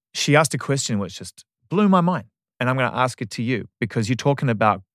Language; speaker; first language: English; native; English